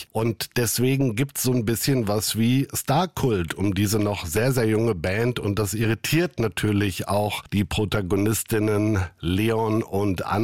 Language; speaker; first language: German; native; German